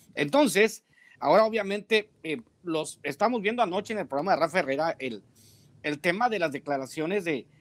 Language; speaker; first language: Spanish; native; Spanish